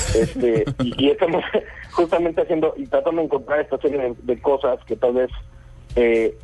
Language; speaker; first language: Spanish; native; Spanish